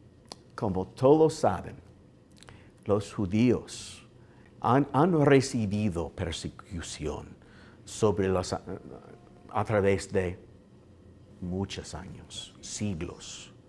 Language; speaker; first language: Spanish; non-native, learner; English